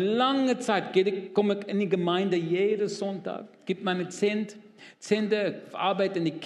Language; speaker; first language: German; non-native, learner; English